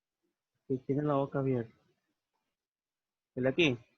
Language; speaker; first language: Spanish; native; Spanish